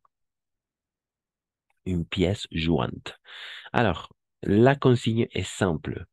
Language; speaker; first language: French; non-native, fluent; Spanish